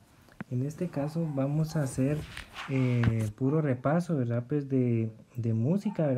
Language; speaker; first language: Spanish; native; Spanish